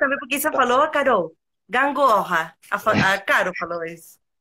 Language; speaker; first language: Portuguese; non-native, fluent; Spanish